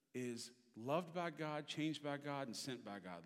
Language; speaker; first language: English; native; English